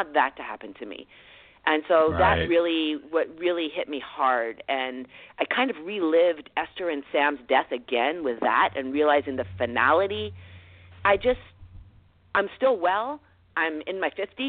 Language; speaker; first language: English; native; English